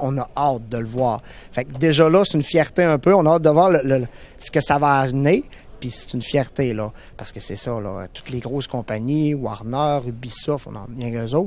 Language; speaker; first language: French; native; French